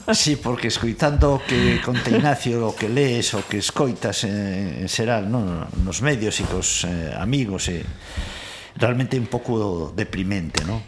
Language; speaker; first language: Galician; non-native, local second language; Spanish